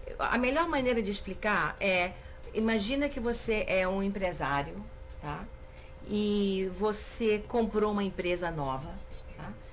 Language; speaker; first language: Portuguese; native; Portuguese